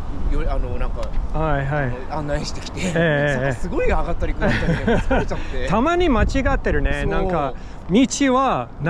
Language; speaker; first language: Japanese; non-native, learner; English